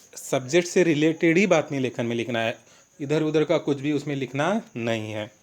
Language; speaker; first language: Hindi; non-native, local second language; Marathi